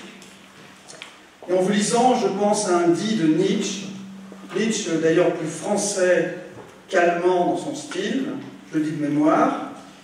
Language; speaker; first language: French; native; French